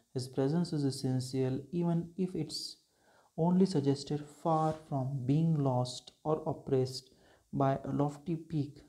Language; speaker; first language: English; non-native, local second language; Marathi